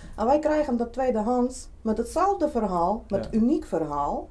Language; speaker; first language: Dutch; non-native, fluent; Lithuanian